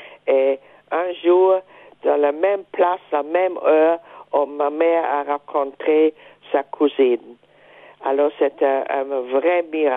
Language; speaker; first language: French; non-native, fluent; German